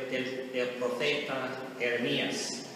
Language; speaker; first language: Spanish; non-native, learner; English